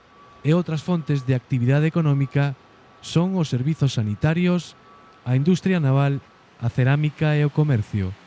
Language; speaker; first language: Galician; native; Galician